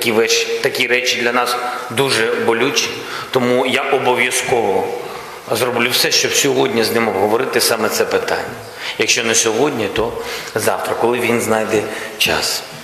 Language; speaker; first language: Ukrainian; non-native, local second language; Russian